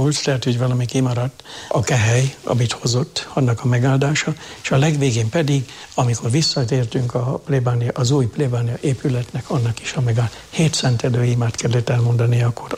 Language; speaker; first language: Hungarian; native; Hungarian